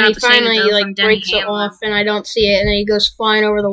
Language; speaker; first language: English; native; English